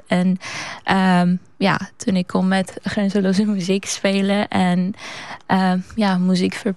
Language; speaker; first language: Dutch; non-native, learner; Persian